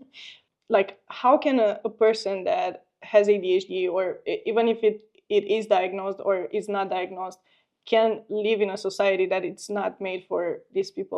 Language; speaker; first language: English; non-native, fluent; Romanian